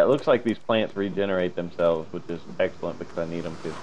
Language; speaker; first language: English; native; English